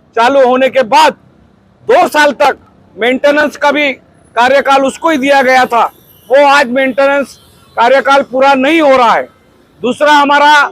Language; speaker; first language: Hindi; non-native, local second language; Marathi